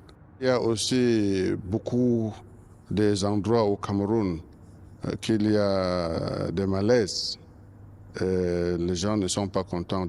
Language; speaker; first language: French; non-native, local second language; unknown